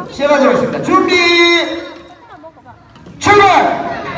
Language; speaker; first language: Korean; native; Korean